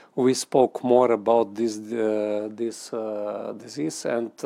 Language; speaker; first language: English; non-native, fluent; Slovenian